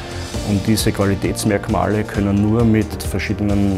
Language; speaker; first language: German; native; German